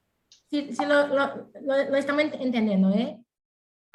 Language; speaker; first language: Spanish; non-native, fluent; Portuguese